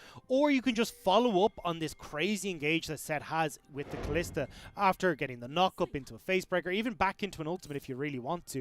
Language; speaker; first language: English; native; English